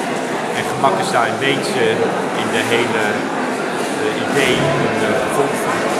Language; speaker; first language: Dutch; non-native, fluent; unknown